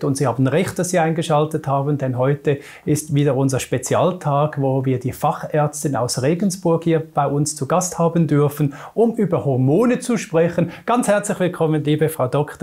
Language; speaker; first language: German; native; German